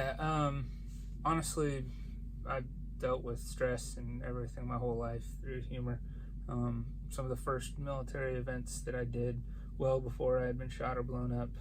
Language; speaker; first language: English; native; English